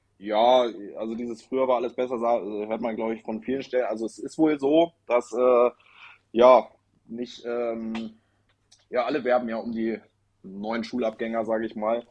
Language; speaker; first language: German; native; German